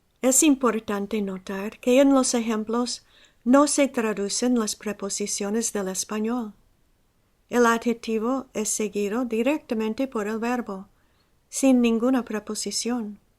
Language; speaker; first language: Spanish; non-native, fluent; English